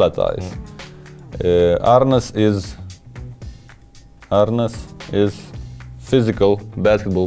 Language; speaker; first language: English; non-native, fluent; Lithuanian